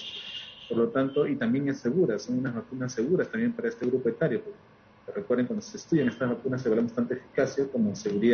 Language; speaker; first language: Spanish; native; Spanish